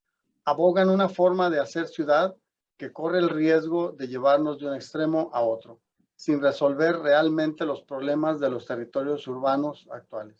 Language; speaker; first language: Spanish; native; Spanish